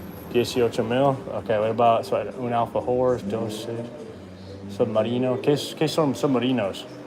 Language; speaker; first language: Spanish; non-native, learner; English